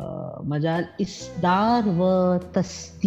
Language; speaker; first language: Arabic; non-native, learner; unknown